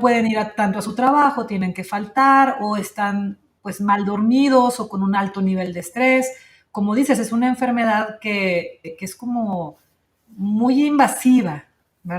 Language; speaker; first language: Spanish; native; Spanish